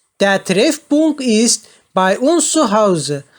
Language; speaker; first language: German; non-native, fluent; Turkish